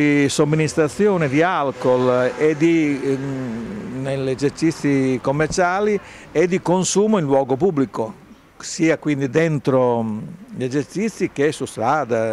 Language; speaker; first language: Italian; native; Italian